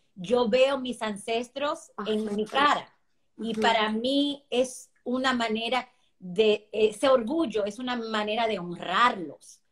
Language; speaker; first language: Spanish; early bilingual, heritage; Spanish